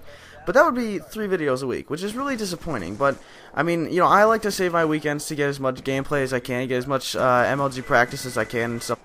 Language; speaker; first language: English; native; English